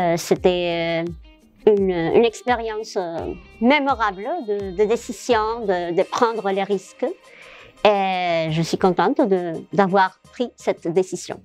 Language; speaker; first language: French; non-native, fluent; Spanish